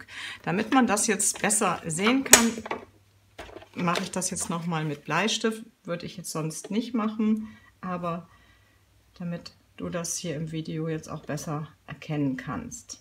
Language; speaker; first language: German; native; German